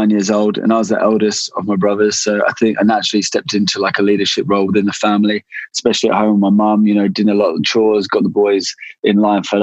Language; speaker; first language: English; native; English